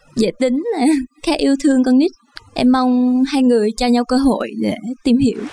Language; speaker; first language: Vietnamese; native; Vietnamese